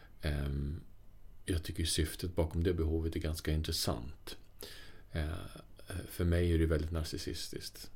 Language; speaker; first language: Swedish; native; Swedish